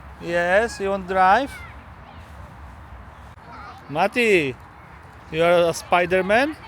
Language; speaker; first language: English; non-native, learner; Polish